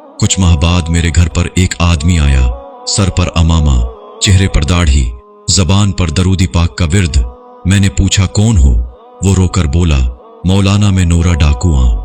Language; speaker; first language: Urdu; non-native, local second language; Punjabi